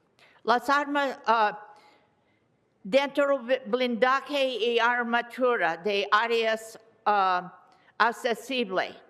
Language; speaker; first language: Spanish; non-native, learner; English